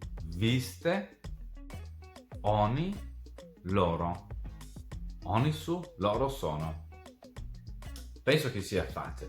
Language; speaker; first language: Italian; non-native, fluent; Serbian